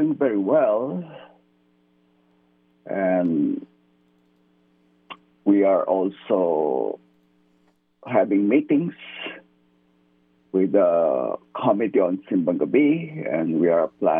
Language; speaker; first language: English; non-native, local second language; Filipino